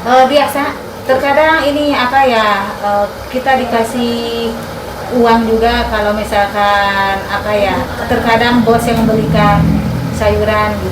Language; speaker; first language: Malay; non-native, local second language; Sundanese